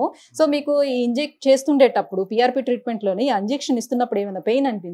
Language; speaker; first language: Telugu; native; Telugu